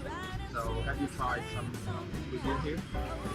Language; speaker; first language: English; non-native, fluent; Vietnamese